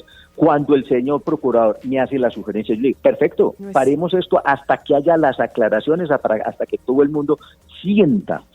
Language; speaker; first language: Spanish; native; Spanish